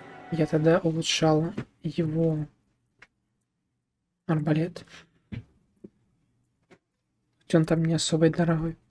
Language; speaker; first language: Russian; native; Russian